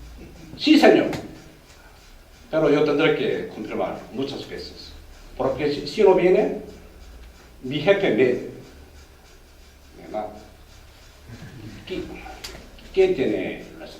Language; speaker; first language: Spanish; non-native, learner; Korean